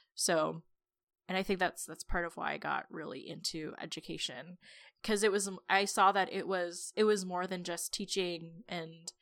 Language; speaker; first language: English; native; English